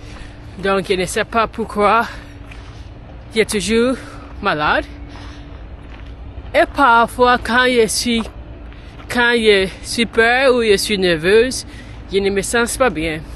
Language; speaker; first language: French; non-native, learner; English